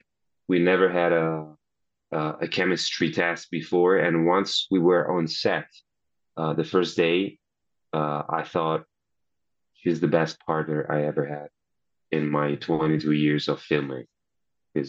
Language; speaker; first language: English; non-native, fluent; Italian